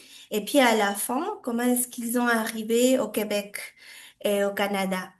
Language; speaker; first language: French; non-native, fluent; Spanish